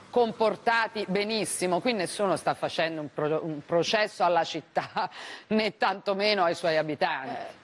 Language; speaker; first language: Italian; native; Italian